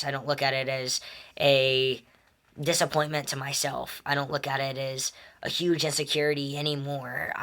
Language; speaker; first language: English; native; English